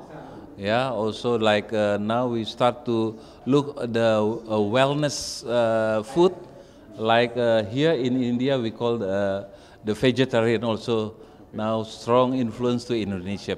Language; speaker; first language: English; non-native, fluent; Indonesian